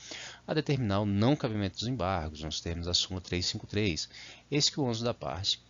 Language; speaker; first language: Portuguese; native; Portuguese